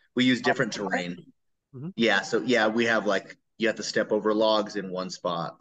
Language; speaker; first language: English; native; English